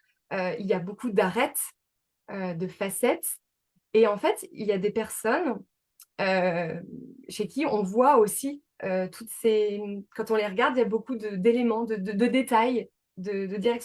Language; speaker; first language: French; native; French